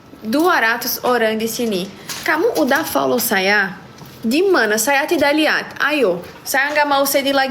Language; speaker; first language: Indonesian; non-native, learner; Portuguese